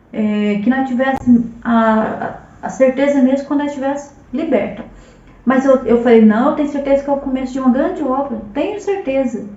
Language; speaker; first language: Portuguese; native; Portuguese